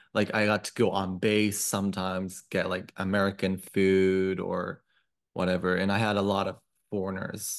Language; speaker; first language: English; non-native, fluent; Japanese